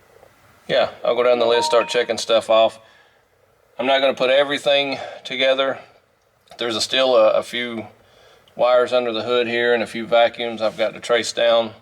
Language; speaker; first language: English; native; English